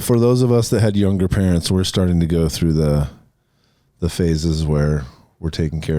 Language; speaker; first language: English; native; English